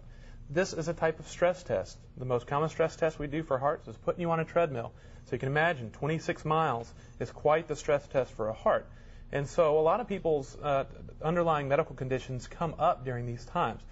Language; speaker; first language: English; native; English